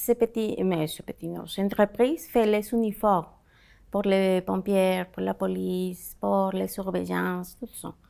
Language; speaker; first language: French; non-native, learner; Spanish